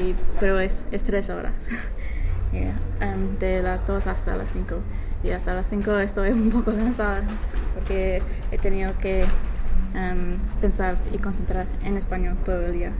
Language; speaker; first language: Spanish; non-native, fluent; English